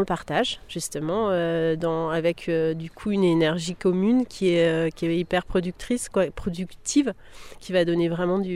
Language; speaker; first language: French; native; French